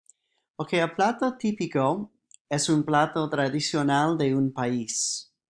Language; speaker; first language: Spanish; non-native, fluent; English